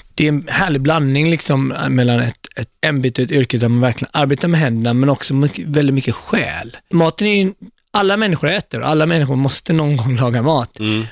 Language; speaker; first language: Swedish; native; Swedish